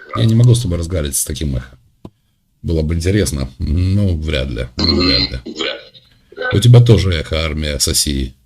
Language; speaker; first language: Russian; native; Russian